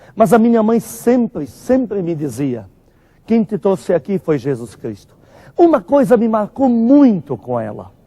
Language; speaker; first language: Portuguese; non-native, fluent; Arabic